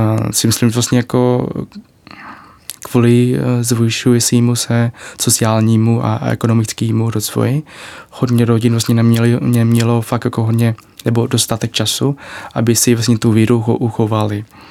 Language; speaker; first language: Czech; non-native, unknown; Vietnamese